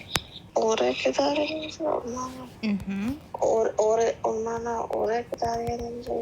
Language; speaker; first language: Korean; non-native, learner; English